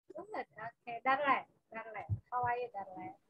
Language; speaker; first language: English; non-native, fluent; Indonesian